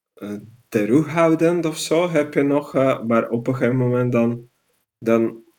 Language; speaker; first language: Dutch; non-native, fluent; Slovak